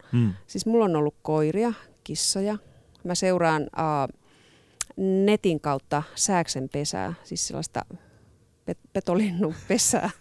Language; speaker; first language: Finnish; native; Finnish